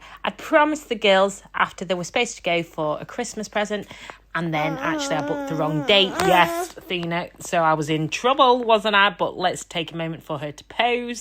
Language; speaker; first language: English; native; English